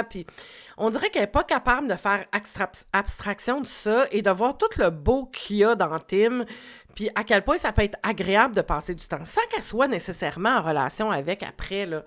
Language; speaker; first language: French; native; French